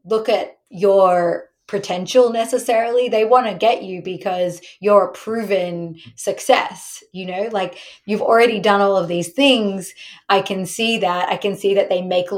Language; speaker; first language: English; native; English